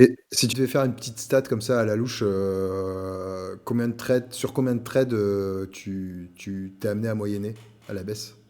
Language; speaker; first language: French; native; French